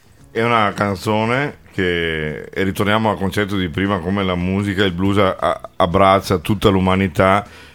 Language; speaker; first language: Italian; native; Italian